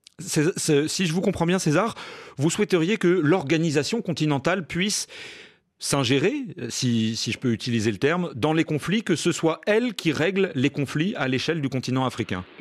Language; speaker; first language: French; native; French